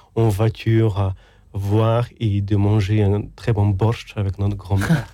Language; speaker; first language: French; non-native, fluent; Ukrainian